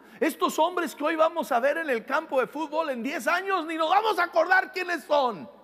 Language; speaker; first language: Spanish; non-native, fluent; English